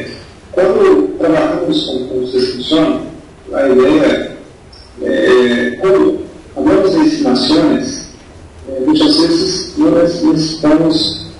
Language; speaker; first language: Spanish; non-native, fluent; Portuguese